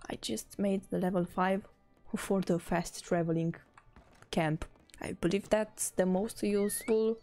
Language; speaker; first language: English; non-native, fluent; Romanian